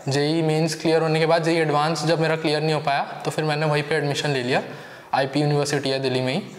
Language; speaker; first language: Hindi; native; Hindi